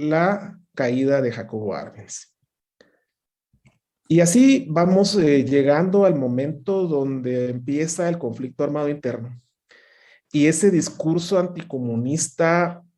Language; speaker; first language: Spanish; native; Spanish